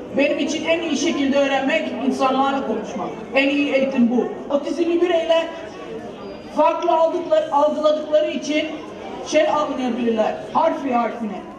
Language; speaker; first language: Turkish; early bilingual, heritage; Turkish